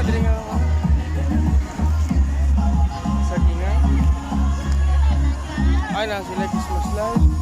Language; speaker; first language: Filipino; non-native, local second language; Cebuano